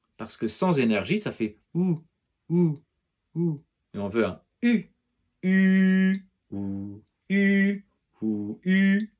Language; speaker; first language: French; native; French